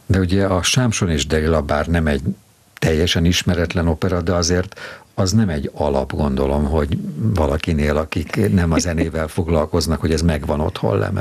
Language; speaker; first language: Hungarian; native; Hungarian